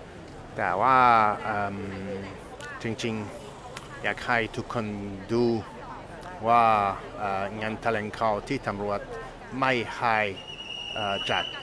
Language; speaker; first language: Thai; non-native, fluent; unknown